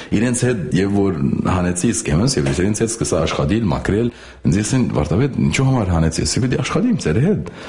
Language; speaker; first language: Armenian; native; Armenian